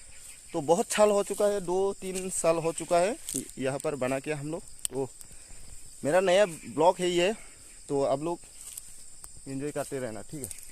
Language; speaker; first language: Hindi; non-native, local second language; Kok Borok